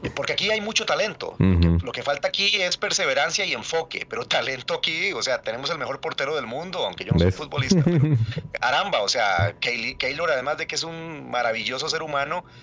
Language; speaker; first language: Spanish; native; Spanish